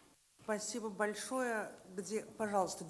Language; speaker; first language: Russian; native; Russian